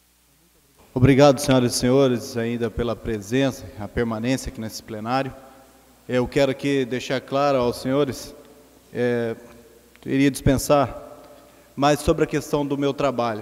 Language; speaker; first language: Portuguese; native; Portuguese